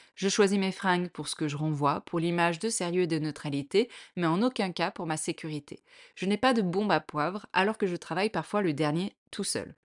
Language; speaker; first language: French; native; French